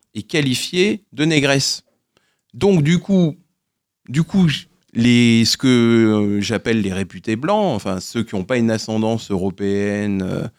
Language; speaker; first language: French; native; French